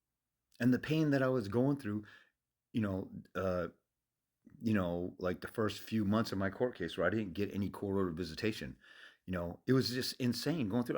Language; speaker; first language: English; native; English